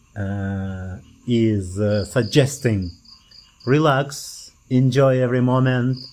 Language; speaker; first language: English; non-native, fluent; Kazakh